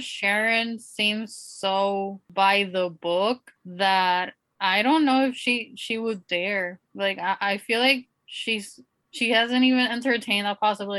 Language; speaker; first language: English; non-native, local second language; Spanish